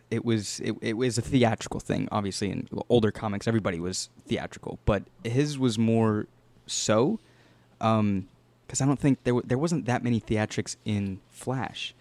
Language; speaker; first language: English; native; English